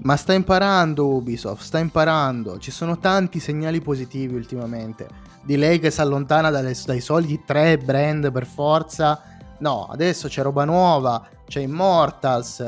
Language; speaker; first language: Italian; native; Italian